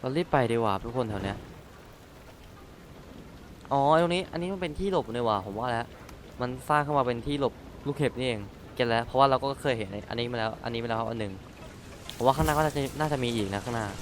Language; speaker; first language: Thai; native; Thai